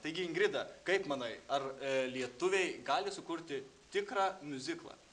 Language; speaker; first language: Lithuanian; native; Lithuanian